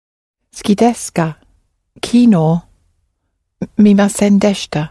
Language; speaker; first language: Japanese; non-native, learner; English